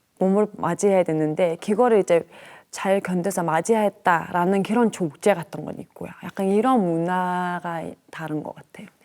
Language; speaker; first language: Korean; non-native, fluent; Mongolian